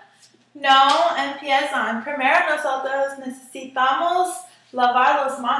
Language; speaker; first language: Spanish; non-native, learner; English